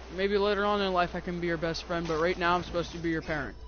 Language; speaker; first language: English; native; English